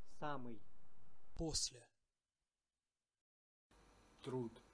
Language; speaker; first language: Russian; non-native, learner; English